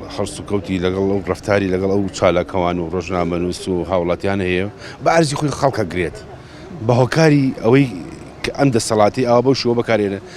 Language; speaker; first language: Central Kurdish; native; Central Kurdish